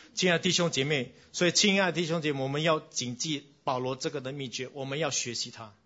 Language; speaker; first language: Chinese; non-native, fluent; English